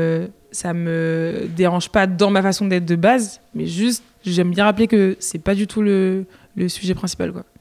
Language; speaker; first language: French; native; French